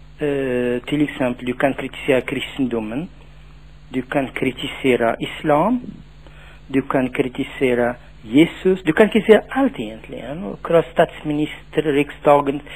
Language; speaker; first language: Swedish; non-native, fluent; Tachelhit